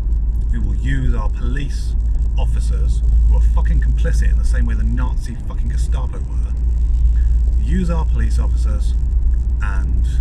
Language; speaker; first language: English; native; English